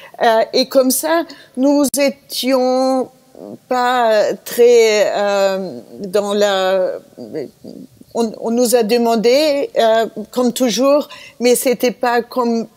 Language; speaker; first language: French; non-native, fluent; German